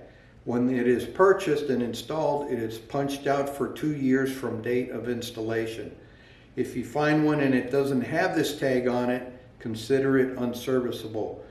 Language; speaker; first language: English; native; English